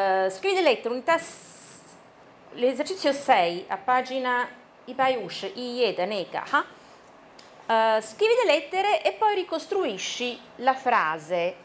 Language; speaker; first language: Italian; non-native, fluent; Chinese